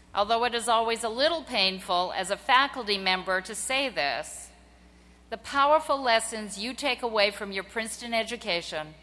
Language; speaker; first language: English; native; English